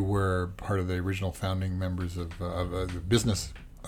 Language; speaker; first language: English; native; English